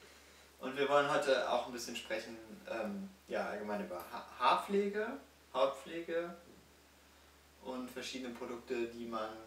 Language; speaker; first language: German; native; German